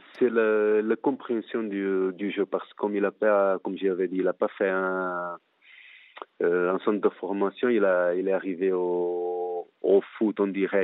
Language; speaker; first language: French; non-native, fluent; Portuguese